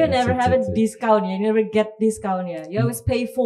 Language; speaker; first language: English; non-native, fluent; Indonesian